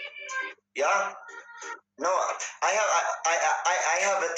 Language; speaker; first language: English; non-native, learner; Amharic